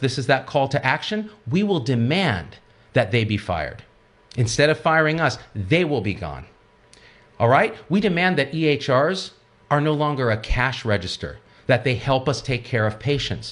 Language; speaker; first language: English; native; English